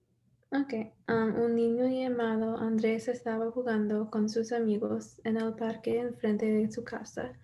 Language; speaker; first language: Spanish; non-native, learner; English